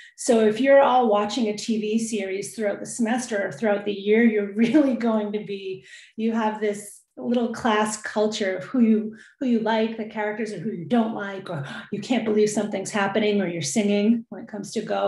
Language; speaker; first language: English; native; English